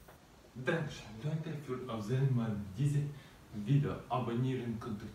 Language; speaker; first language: German; non-native, learner; Russian